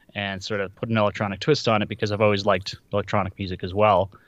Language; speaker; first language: English; early bilingual, other home language; Russian